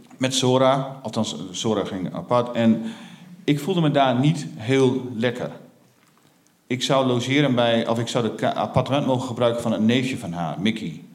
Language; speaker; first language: Dutch; native; Dutch